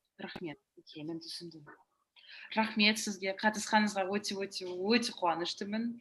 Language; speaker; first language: Kazakh; non-native, learner; English